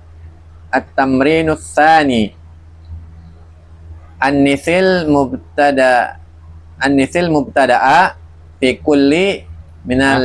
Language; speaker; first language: Arabic; non-native, learner; Indonesian